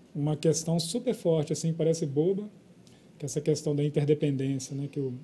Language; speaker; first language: Portuguese; native; Portuguese